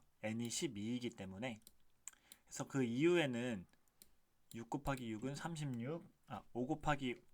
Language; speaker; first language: Korean; native; Korean